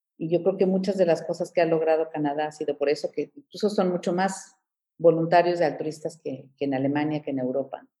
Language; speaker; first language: Spanish; early bilingual, heritage; Spanish